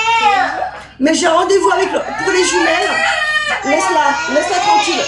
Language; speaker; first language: French; native; French